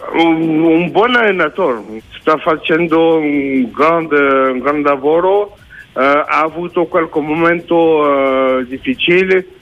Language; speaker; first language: Italian; non-native, learner; French